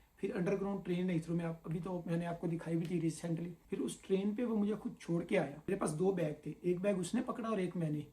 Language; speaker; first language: Urdu; non-native, local second language; Punjabi